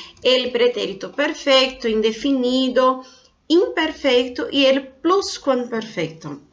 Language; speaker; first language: Spanish; non-native, fluent; Portuguese